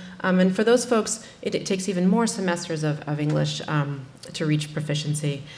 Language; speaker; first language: English; native; English